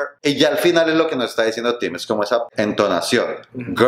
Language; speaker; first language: Spanish; native; Spanish